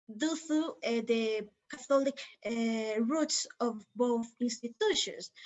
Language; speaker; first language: English; non-native, fluent; Spanish